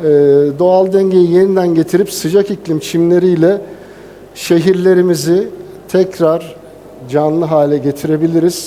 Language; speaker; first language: Turkish; native; Turkish